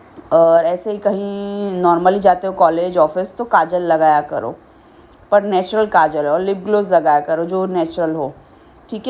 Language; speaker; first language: Hindi; native; Hindi